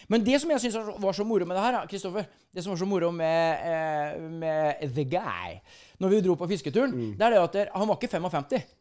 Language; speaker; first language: Norwegian; native; Norwegian